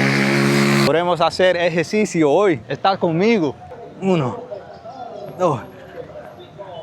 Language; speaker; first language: Spanish; non-native, learner; English